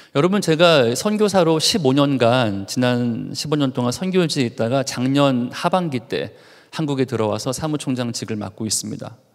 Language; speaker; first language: Korean; native; Korean